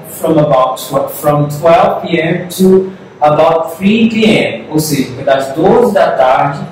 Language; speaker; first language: English; non-native, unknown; Portuguese